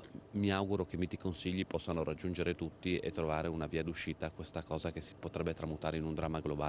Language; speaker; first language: Italian; native; Italian